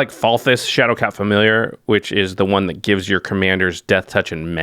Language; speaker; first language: English; native; English